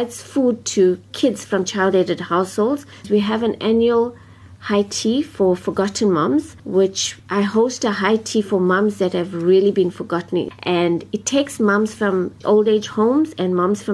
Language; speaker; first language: English; native; English